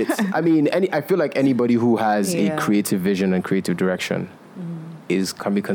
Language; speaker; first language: English; non-native, local second language; Yoruba